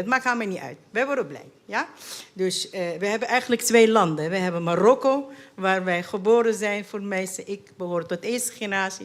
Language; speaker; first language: Dutch; non-native, fluent; Arabic